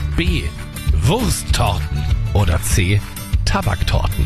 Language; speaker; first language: German; native; German